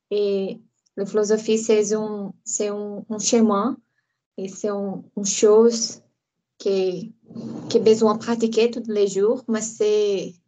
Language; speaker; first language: French; non-native, learner; Portuguese